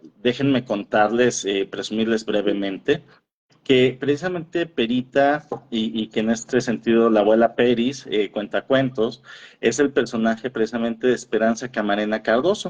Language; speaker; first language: Spanish; native; Spanish